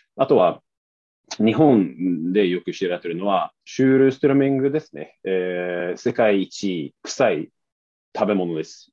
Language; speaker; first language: Japanese; non-native, fluent; Swedish